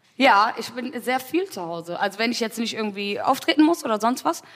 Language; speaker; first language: German; early bilingual, other home language; Tigrinya